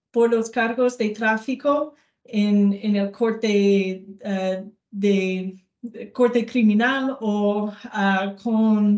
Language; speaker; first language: Spanish; non-native, learner; English